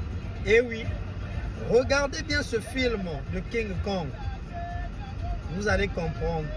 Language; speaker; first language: French; non-native, local second language; Kongo